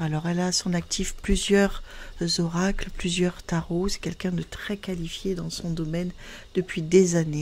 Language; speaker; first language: French; native; French